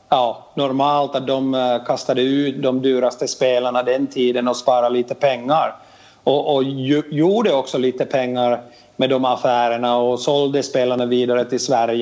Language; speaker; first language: Swedish; non-native, fluent; Finnish